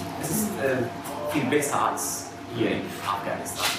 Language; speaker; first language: German; non-native, learner; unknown